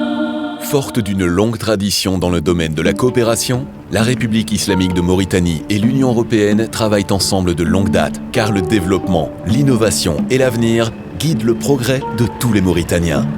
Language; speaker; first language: French; native; French